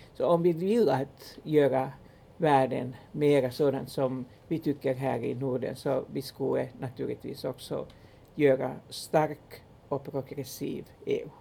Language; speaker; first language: Swedish; non-native, local second language; Finnish